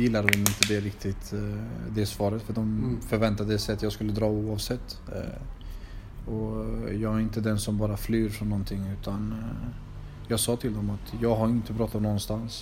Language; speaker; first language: Swedish; early bilingual, other home language; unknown